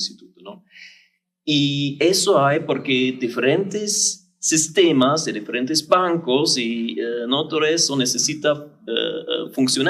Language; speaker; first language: Spanish; non-native, fluent; German